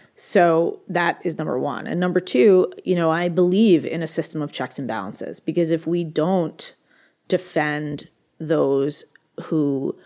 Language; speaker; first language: English; native; English